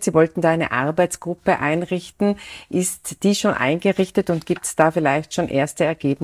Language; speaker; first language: German; native; German